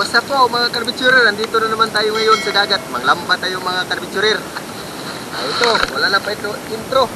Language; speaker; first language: Filipino; native; Filipino